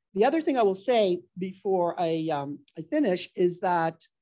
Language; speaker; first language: English; native; English